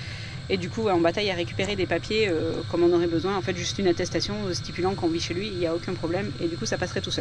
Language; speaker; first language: French; native; French